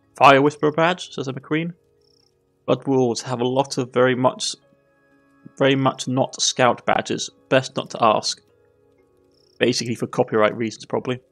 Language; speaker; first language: English; native; English